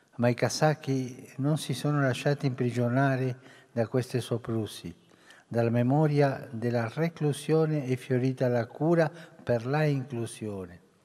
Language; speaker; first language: Italian; early bilingual, heritage; Spanish